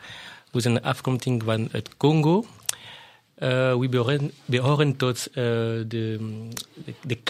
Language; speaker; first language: Dutch; non-native, fluent; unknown